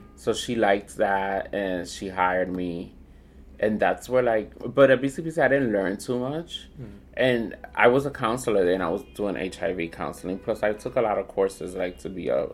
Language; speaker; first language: English; native; English